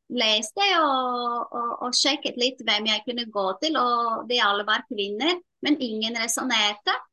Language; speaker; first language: Norwegian; non-native, fluent; Latvian